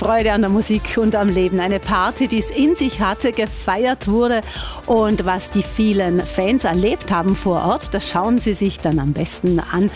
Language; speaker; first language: German; native; German